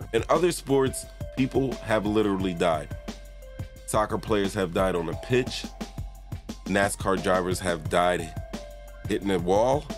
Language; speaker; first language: English; native; English